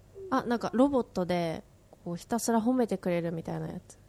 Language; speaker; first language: Japanese; native; Japanese